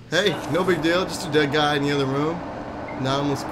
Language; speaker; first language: English; native; English